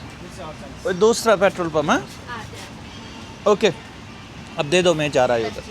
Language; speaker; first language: Hindi; non-native, learner; Bangla